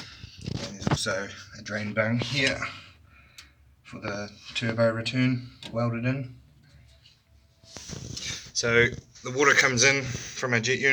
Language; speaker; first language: English; native; English